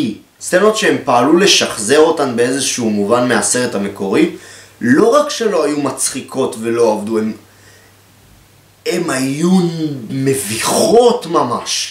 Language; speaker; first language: Hebrew; native; Hebrew